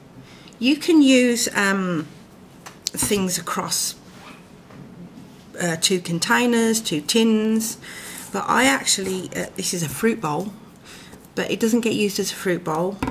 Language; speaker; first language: English; native; English